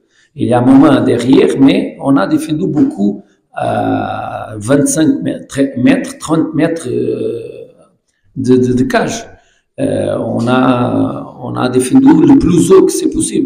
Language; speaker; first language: French; non-native, fluent; Portuguese